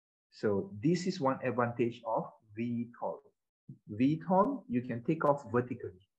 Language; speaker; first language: English; non-native, local second language; Malay